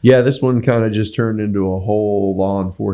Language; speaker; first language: English; native; English